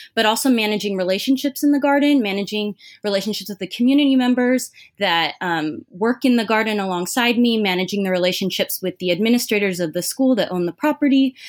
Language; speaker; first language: English; native; English